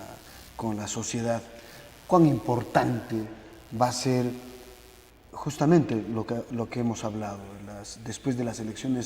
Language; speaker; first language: Spanish; native; Spanish